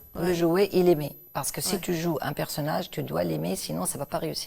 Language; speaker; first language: French; non-native, local second language; Arabic